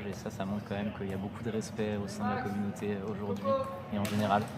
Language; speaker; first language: French; native; French